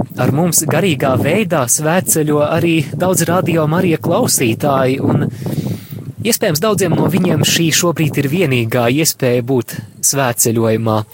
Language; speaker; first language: Latvian; native; Latvian